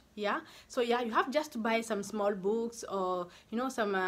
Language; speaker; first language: English; non-native, local second language; Kikuyu